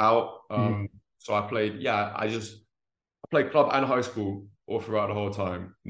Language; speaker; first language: English; native; English